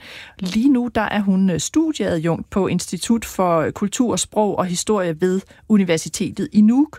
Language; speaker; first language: Danish; native; Danish